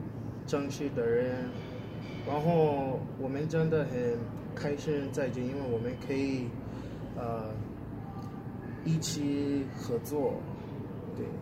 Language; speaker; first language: Chinese; non-native, fluent; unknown